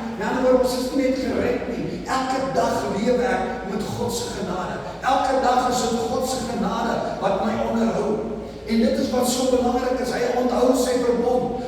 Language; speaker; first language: Afrikaans; non-native, local second language; English